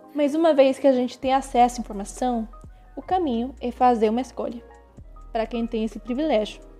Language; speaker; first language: Portuguese; early bilingual, other home language; Spanish